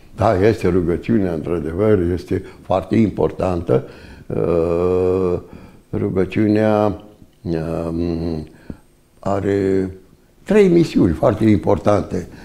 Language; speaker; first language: Romanian; native; Romanian